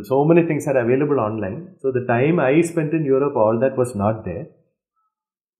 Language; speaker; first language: English; non-native, local second language; Malayalam